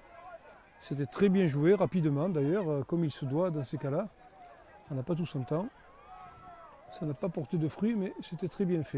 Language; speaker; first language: French; native; French